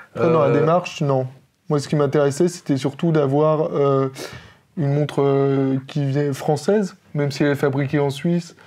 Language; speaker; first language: French; native; French